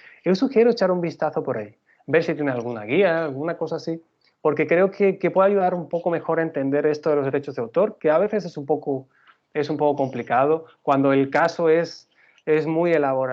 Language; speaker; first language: Spanish; native; Spanish